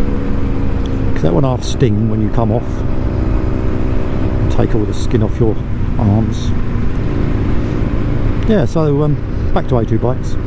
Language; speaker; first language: English; native; English